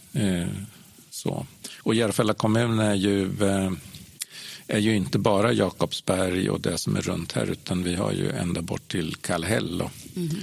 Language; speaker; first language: Swedish; native; Swedish